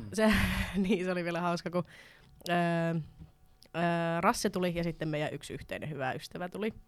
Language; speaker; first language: Finnish; non-native, local second language; Swedish